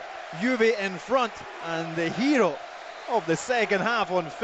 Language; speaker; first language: English; native; English